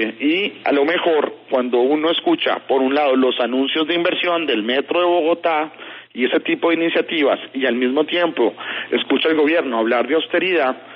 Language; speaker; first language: Spanish; native; Spanish